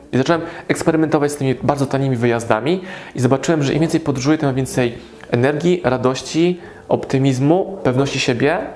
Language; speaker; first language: Polish; native; Polish